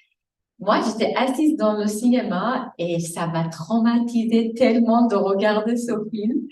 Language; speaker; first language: French; non-native, fluent; Arabic